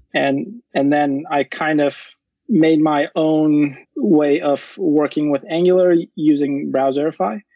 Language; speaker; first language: English; non-native, fluent; Turkish